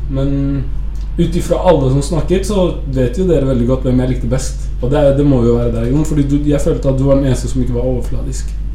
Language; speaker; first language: Norwegian; early bilingual, other home language; Arabic